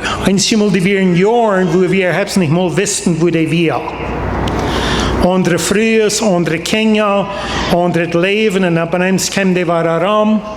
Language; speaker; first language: German; non-native, learner; Plautdietsch